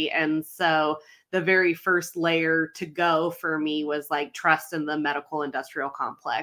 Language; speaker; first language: English; native; English